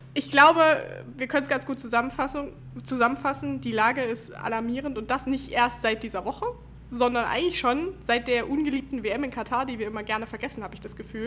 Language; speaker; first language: German; native; German